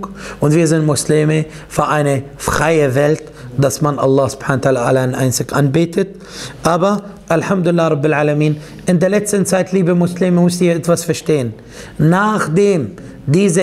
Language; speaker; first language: German; non-native, fluent; Arabic